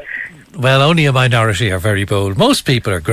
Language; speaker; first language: English; native; English